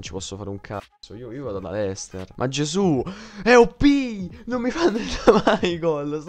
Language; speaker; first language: Italian; native; Italian